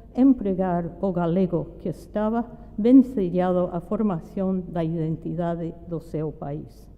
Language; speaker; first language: Portuguese; non-native, fluent; English